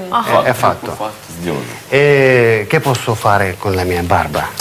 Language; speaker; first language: Italian; non-native, fluent; Russian